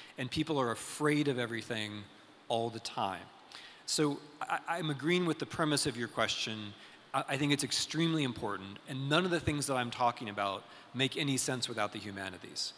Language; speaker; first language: English; native; English